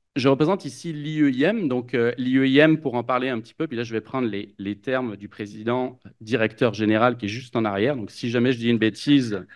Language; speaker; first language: French; native; French